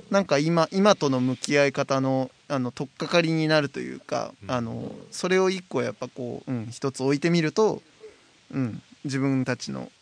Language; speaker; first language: Japanese; native; Japanese